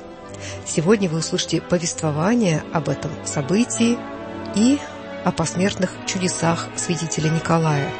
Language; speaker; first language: Russian; native; Russian